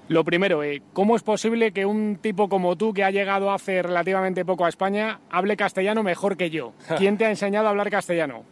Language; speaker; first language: Spanish; native; Spanish